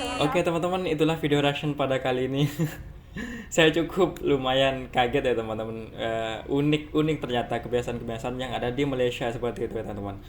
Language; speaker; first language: Indonesian; native; Indonesian